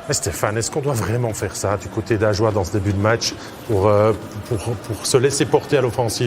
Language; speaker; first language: French; native; French